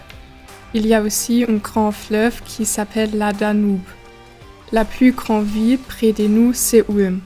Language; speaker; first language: French; non-native, learner; German